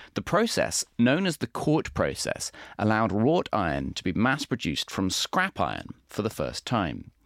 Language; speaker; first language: English; native; English